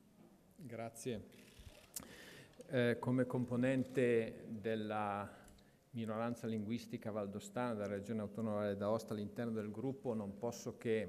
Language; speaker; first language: Italian; native; Italian